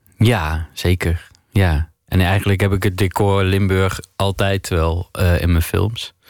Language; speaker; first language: Dutch; native; Dutch